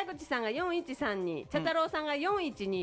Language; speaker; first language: Japanese; native; Japanese